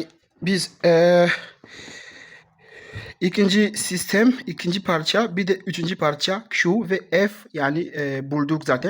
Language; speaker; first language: Turkish; non-native, learner; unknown